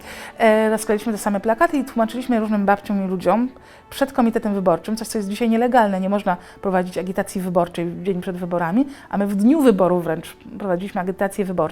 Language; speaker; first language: Polish; native; Polish